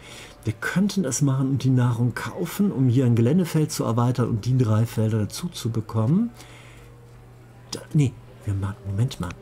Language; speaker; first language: German; native; German